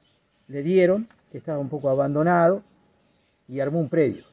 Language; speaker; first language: Spanish; native; Spanish